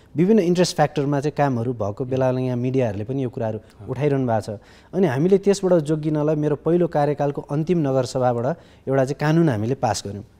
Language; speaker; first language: Nepali; native; Nepali